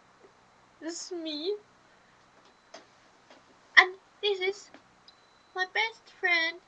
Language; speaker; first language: English; non-native, learner; German